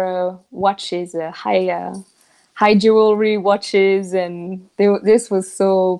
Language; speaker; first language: English; non-native, fluent; French